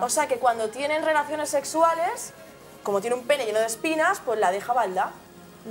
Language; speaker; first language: Spanish; native; Spanish